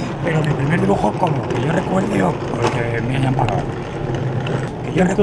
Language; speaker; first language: Spanish; native; Spanish